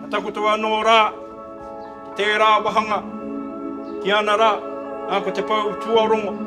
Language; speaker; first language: Māori; non-native, local second language; English